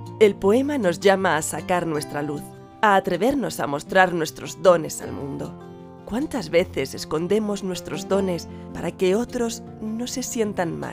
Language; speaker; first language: Spanish; native; Spanish